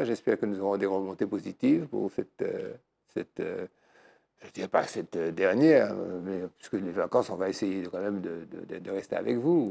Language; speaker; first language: French; native; French